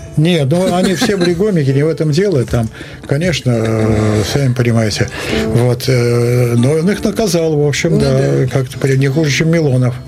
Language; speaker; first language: Russian; native; Russian